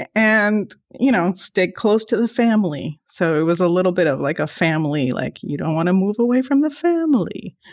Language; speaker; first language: English; early bilingual, other home language; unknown